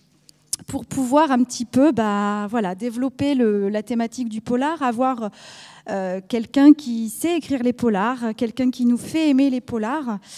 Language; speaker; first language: French; native; French